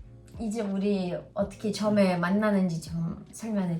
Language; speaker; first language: Korean; non-native, learner; Russian